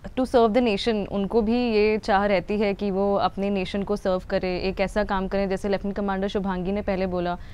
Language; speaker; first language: Hindi; native; Hindi